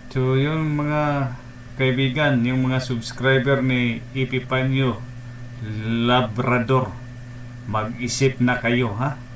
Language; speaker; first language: Filipino; non-native, local second language; Cebuano